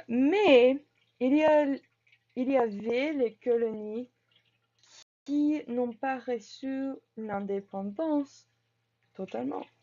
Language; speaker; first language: French; non-native, learner; English